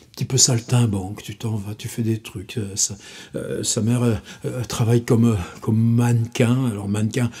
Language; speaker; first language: French; native; French